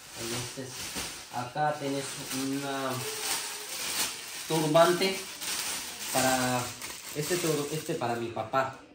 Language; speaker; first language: Spanish; non-native, learner; Urdu